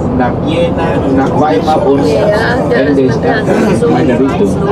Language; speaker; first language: German; non-native, learner; Vietnamese